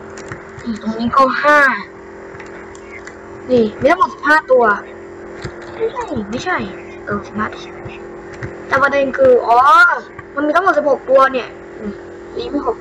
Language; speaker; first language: Thai; native; Thai